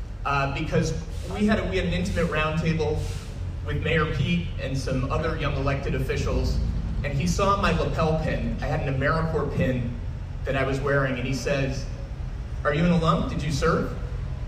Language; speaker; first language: English; native; English